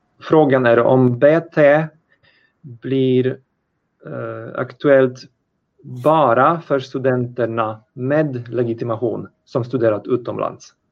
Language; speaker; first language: Swedish; non-native, fluent; Polish